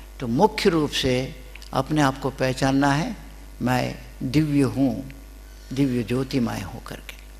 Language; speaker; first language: Hindi; non-native, local second language; Kannada